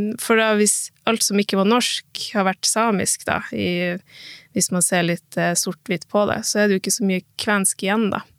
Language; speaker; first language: Norwegian; native; Norwegian